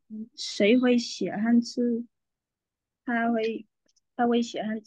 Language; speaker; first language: Chinese; non-native, learner; Vietnamese